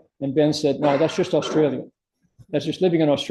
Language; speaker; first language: English; native; English